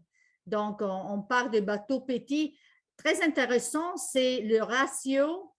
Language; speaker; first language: French; non-native, fluent; Italian